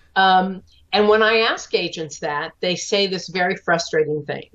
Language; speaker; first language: English; native; English